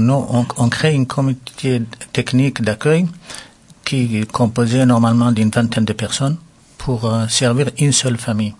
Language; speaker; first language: French; non-native, local second language; Arabic